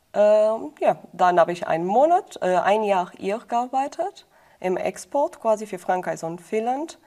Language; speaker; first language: German; non-native, fluent; Portuguese